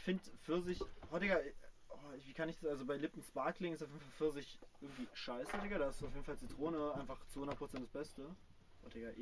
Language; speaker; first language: German; native; German